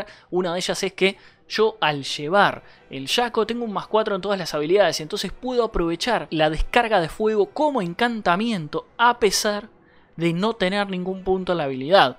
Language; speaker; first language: Spanish; native; Spanish